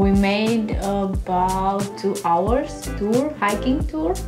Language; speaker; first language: English; non-native, learner; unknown